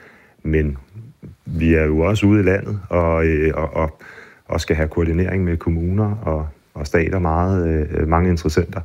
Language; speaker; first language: Danish; native; Danish